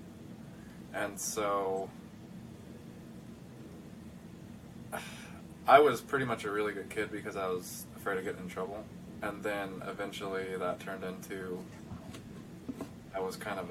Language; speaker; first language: English; native; English